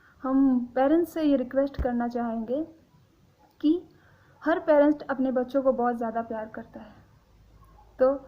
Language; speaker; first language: Hindi; non-native, local second language; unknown